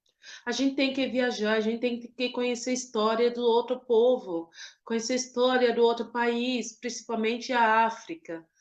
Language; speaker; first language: Portuguese; non-native, fluent; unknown